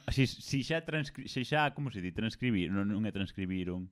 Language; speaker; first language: Galician; native; Galician